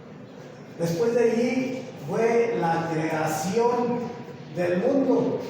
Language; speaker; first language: Spanish; native; Spanish